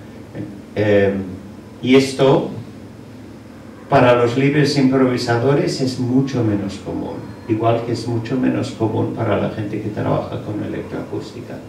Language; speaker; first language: Spanish; non-native, fluent; English